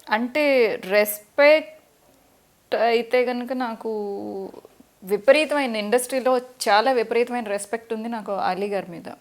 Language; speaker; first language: Telugu; native; Telugu